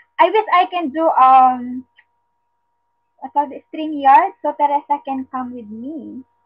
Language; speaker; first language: English; non-native, local second language; Filipino